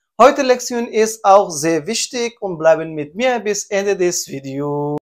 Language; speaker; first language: German; non-native, learner; Persian